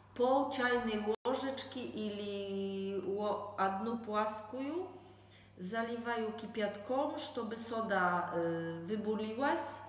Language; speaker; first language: Russian; non-native, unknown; Polish